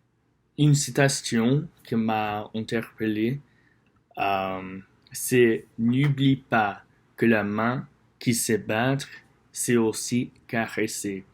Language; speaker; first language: French; non-native, learner; English